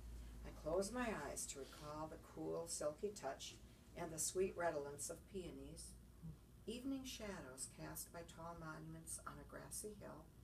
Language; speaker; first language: English; native; English